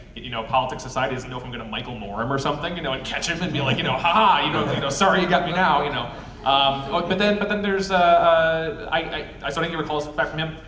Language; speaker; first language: English; native; English